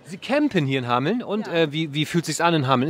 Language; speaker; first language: German; native; German